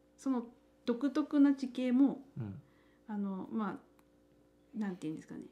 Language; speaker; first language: Japanese; native; Japanese